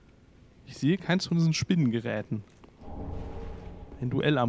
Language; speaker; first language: German; native; German